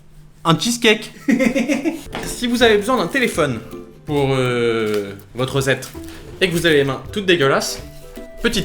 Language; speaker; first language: French; native; French